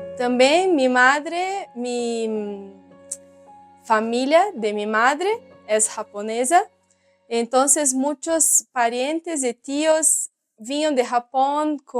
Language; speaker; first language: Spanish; non-native, learner; Portuguese